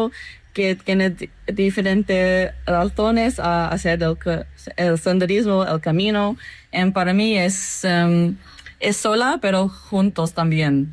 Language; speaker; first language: Spanish; non-native, learner; English